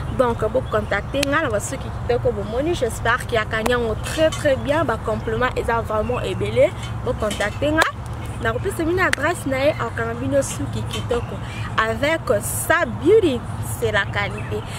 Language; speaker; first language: French; non-native, local second language; Lingala